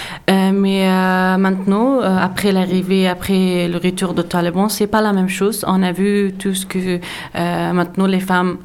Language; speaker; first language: French; non-native, learner; Persian